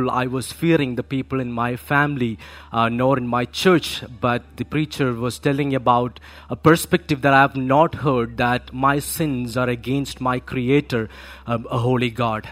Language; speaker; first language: English; non-native, local second language; Malayalam